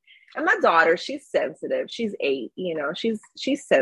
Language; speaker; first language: English; native; English